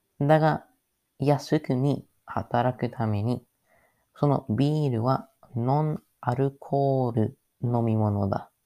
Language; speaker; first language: Japanese; non-native, learner; English